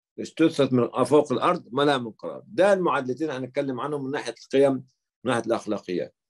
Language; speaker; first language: Arabic; native; Arabic